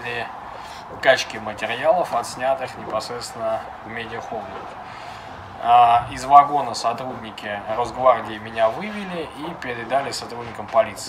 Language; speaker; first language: Russian; native; Russian